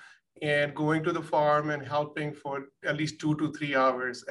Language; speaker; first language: English; non-native, local second language; Punjabi